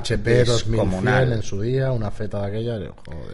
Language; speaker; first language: Spanish; native; Spanish